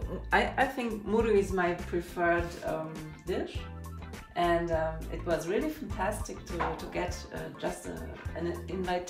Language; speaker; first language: English; non-native, fluent; German